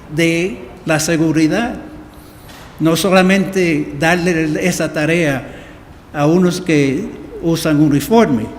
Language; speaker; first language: Spanish; early bilingual, heritage; Spanish